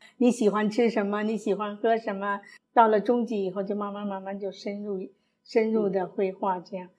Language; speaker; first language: Chinese; early bilingual, other home language; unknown